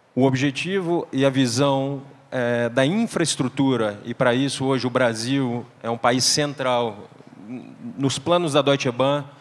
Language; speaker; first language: Portuguese; native; Portuguese